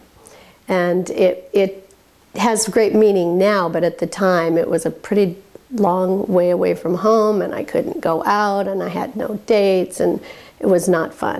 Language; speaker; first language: English; native; English